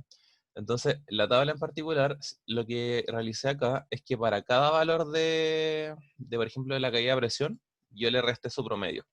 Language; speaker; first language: Spanish; native; Spanish